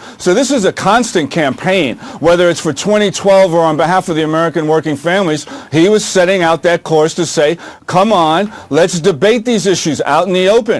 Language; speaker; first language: English; native; English